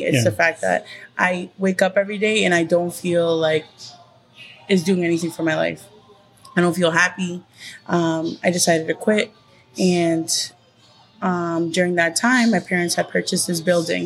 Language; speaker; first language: English; native; English